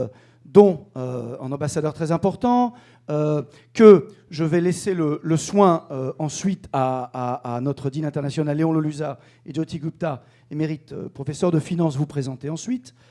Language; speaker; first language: French; native; French